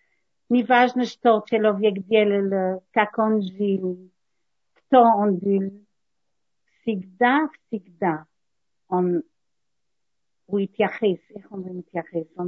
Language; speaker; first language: Russian; non-native, learner; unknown